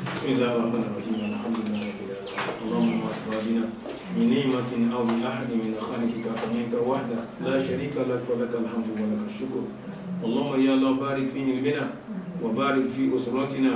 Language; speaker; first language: Arabic; non-native, fluent; Malay